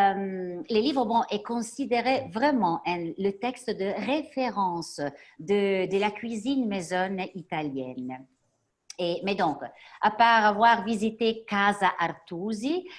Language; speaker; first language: French; non-native, fluent; Italian